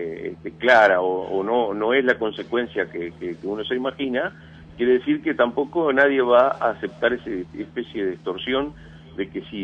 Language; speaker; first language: Spanish; native; Spanish